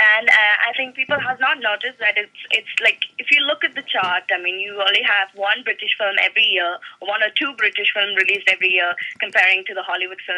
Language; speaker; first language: English; non-native, local second language; Malayalam